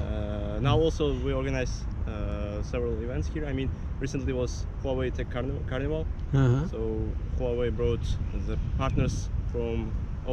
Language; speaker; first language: English; non-native, fluent; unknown